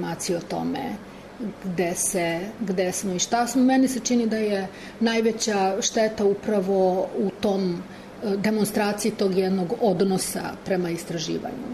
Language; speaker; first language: Serbian; native; Serbian